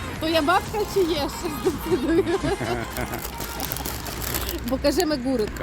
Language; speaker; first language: Polish; non-native, fluent; Ukrainian